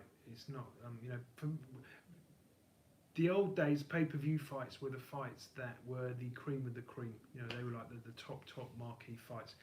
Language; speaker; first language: English; native; English